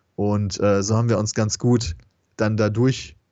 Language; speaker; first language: German; native; German